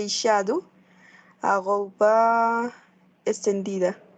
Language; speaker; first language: Portuguese; non-native, learner; Spanish